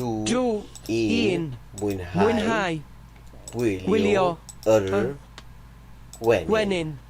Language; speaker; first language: Welsh; non-native, learner; English